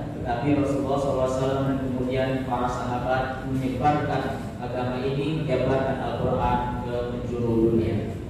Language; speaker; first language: Indonesian; native; Indonesian